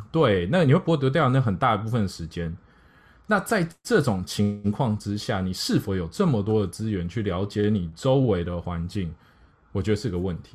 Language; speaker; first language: Chinese; native; Chinese